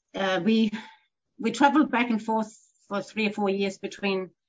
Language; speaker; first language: English; non-native, fluent; Danish